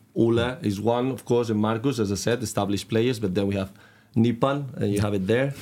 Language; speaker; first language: English; non-native, fluent; Spanish